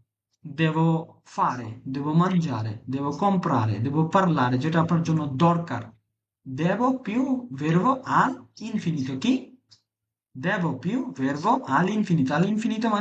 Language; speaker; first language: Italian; non-native, fluent; Bangla